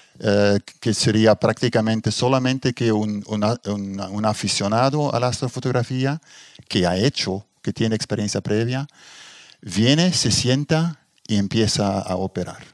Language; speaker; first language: Spanish; non-native, fluent; Dutch